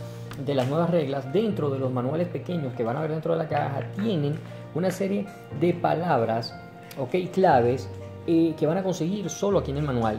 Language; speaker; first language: Spanish; native; Spanish